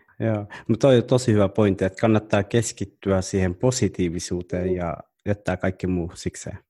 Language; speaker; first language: Finnish; early bilingual, other home language; Somali